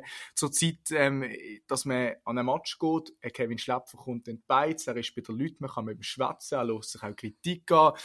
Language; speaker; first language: German; native; German